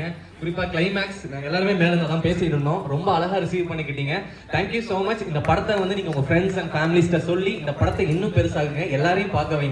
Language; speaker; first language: Tamil; native; Tamil